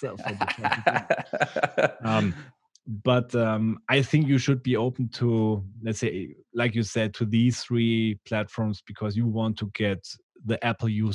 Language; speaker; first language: English; non-native, fluent; German